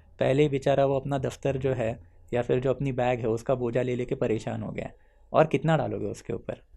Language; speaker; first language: Hindi; non-native, local second language; Marathi